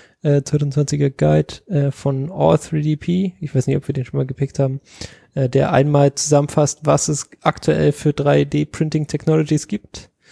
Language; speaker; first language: German; native; German